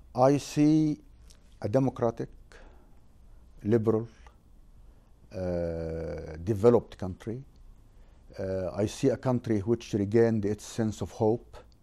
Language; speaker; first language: English; non-native, fluent; Arabic